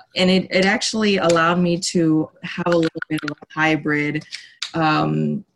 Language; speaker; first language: English; early bilingual, other home language; Spanish